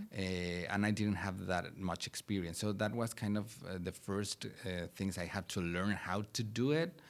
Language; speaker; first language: English; non-native, fluent; Spanish